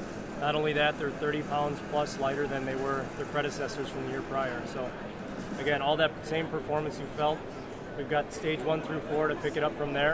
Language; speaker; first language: English; native; English